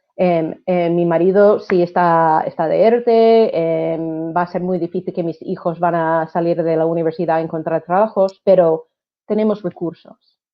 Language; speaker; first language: Spanish; non-native, fluent; English